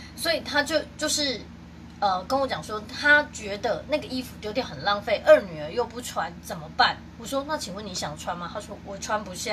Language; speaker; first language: Chinese; native; Chinese